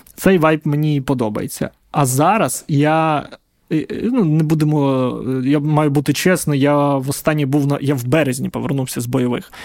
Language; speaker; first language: Ukrainian; non-native, local second language; Russian